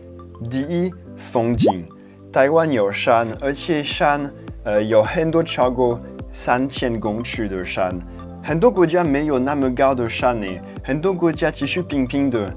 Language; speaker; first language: Chinese; non-native, fluent; French